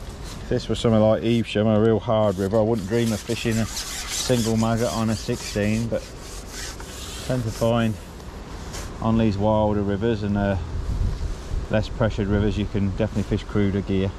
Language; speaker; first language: English; native; English